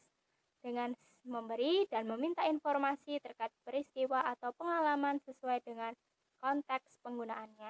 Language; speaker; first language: Indonesian; native; Indonesian